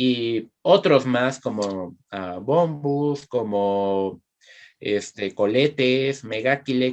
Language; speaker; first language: Spanish; native; Spanish